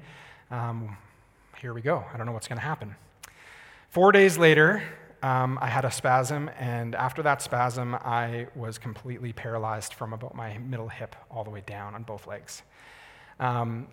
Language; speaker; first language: English; native; English